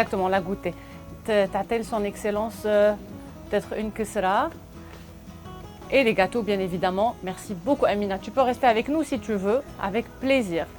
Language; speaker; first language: French; non-native, local second language; Arabic